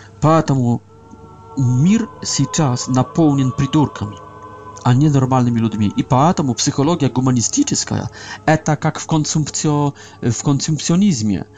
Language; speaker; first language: Polish; non-native, learner; Russian